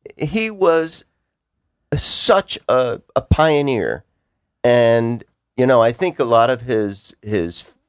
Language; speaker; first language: English; native; English